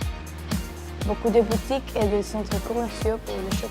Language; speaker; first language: French; non-native, fluent; Spanish